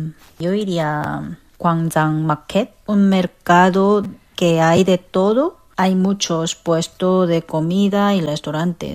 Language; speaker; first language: Spanish; non-native, fluent; Korean